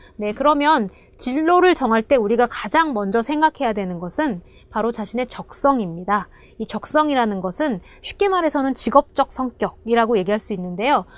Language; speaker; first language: Korean; native; Korean